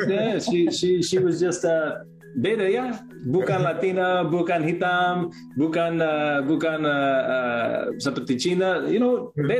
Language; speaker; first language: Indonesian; non-native, learner; English